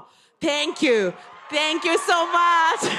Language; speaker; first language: English; non-native, learner; Japanese